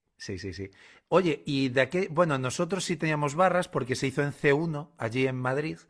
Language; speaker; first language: Spanish; native; Spanish